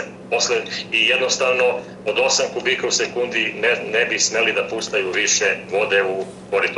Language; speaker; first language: Serbian; native; Serbian